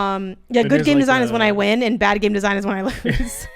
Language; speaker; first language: English; native; English